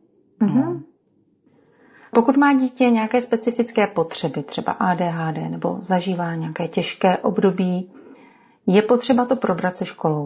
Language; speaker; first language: Czech; native; Czech